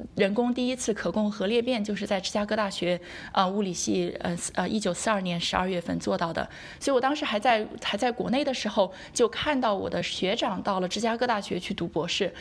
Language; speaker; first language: Chinese; native; Chinese